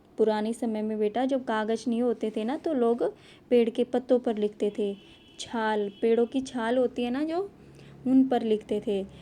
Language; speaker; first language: Hindi; native; Hindi